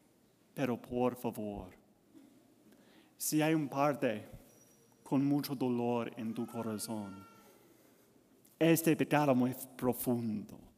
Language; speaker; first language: Spanish; non-native, learner; English